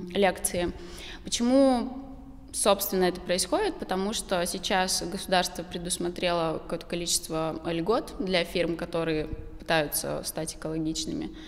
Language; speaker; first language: Russian; native; Russian